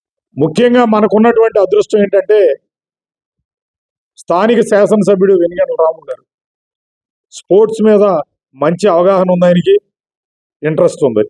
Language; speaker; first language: Telugu; native; Telugu